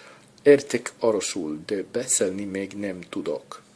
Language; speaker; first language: Hungarian; non-native, learner; English